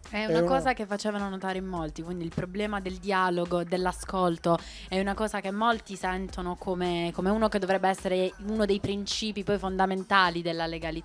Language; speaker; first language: Italian; native; Italian